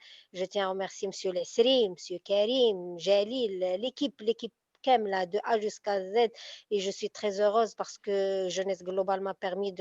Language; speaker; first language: French; non-native, local second language; Arabic